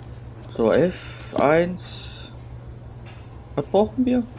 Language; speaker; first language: German; native; German